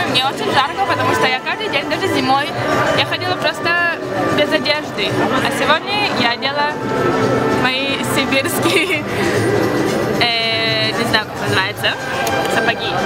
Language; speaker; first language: Russian; early bilingual, heritage; Russian